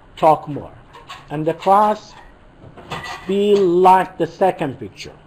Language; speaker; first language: English; non-native, fluent; Persian